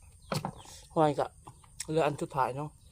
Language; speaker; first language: Thai; non-native, local second language; Northeastern Thai